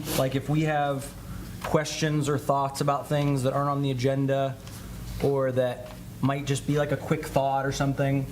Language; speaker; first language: English; native; English